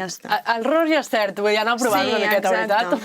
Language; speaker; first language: Catalan; native; Catalan